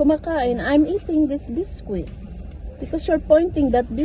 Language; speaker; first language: English; non-native, local second language; Filipino